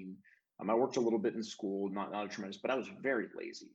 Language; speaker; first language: English; native; English